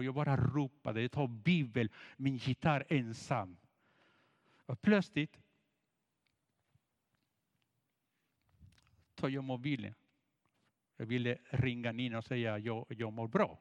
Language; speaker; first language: Swedish; non-native, fluent; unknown